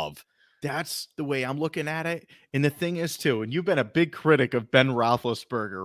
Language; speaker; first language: English; native; English